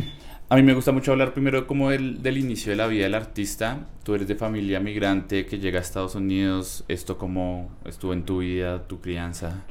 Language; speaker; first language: Spanish; native; Spanish